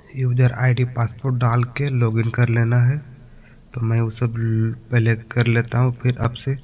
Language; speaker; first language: Hindi; native; Hindi